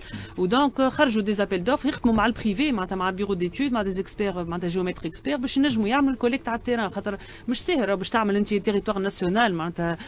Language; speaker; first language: Arabic; native; Arabic